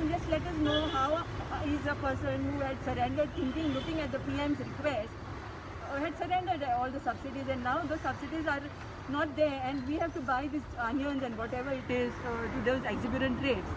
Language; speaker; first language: English; non-native, local second language; Konkani